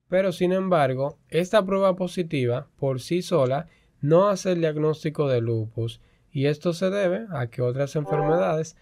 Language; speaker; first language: Spanish; native; Spanish